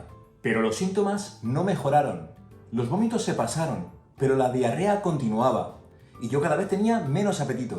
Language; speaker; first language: Spanish; native; Spanish